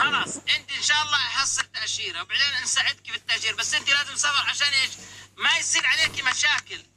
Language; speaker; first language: Arabic; native; Arabic